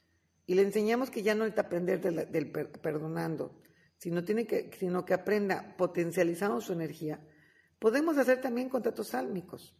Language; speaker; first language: Spanish; native; Spanish